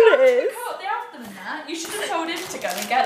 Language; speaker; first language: English; native; English